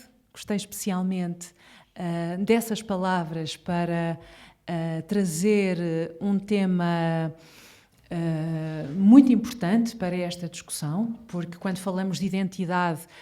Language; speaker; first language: Portuguese; native; Portuguese